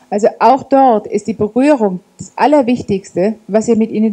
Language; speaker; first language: German; native; German